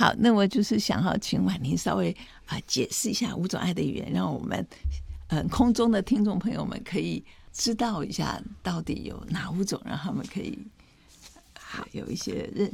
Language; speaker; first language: Chinese; native; Chinese